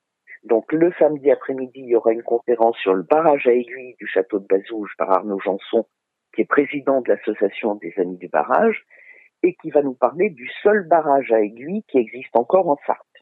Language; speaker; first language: French; native; French